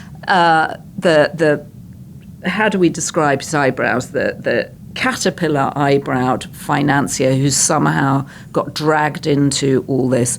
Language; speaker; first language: English; native; English